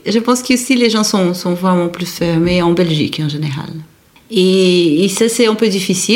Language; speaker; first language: French; non-native, fluent; Portuguese